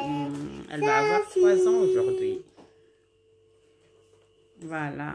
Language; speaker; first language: French; non-native, local second language; Arabic